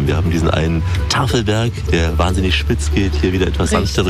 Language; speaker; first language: German; native; German